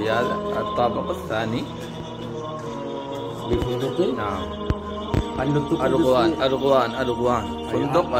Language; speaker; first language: Arabic; non-native, fluent; Urdu